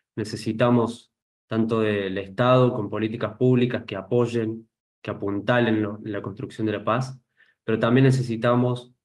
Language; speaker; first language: Spanish; native; Spanish